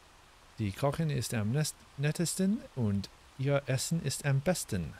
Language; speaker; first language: German; non-native, learner; English